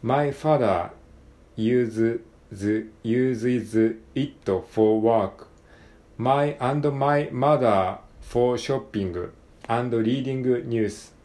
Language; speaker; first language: English; non-native, learner; Japanese